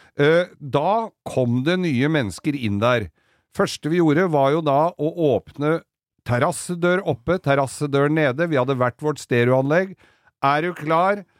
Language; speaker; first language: Norwegian; native; Norwegian